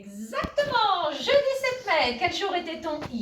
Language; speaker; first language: French; native; French